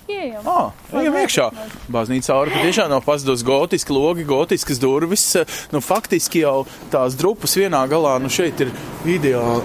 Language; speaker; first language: Latvian; native; Latvian